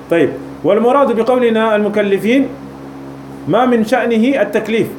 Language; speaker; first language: Arabic; non-native, fluent; French